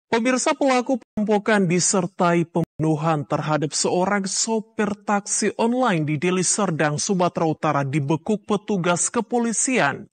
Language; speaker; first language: Indonesian; native; Indonesian